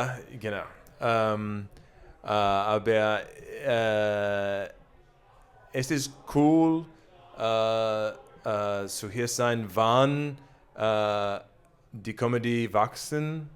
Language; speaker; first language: German; non-native, learner; English